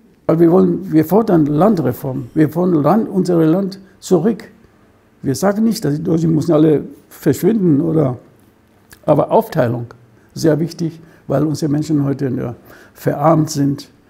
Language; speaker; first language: German; non-native, fluent; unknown